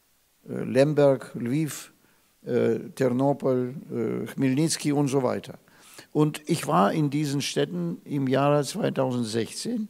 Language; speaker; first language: German; non-native, fluent; Russian